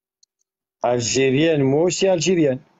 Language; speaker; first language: French; non-native, learner; Arabic